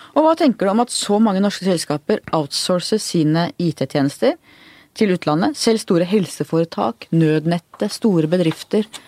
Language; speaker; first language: Norwegian; native; Norwegian